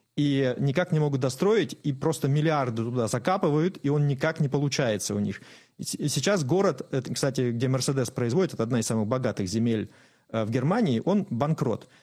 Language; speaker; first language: Russian; native; Russian